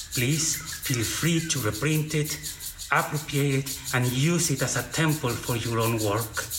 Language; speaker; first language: English; non-native, fluent; Spanish